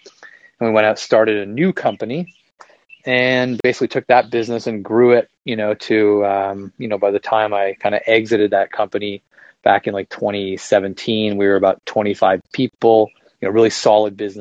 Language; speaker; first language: English; native; English